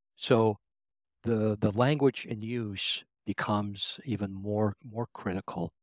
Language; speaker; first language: English; early bilingual, other home language; Arabic